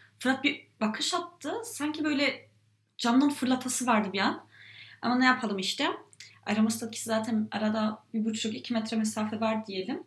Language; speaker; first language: Turkish; early bilingual, heritage; Turkish